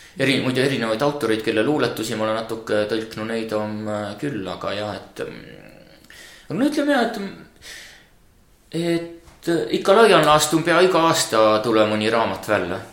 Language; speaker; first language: Estonian; native; Estonian